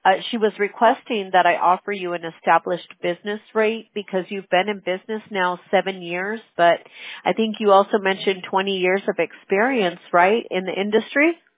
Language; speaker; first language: English; early bilingual, other home language; Spanish